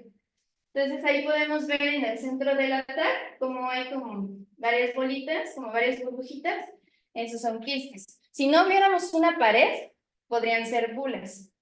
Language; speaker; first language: Spanish; native; Spanish